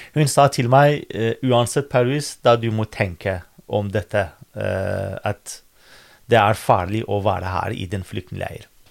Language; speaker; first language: Norwegian; non-native, fluent; Kurdish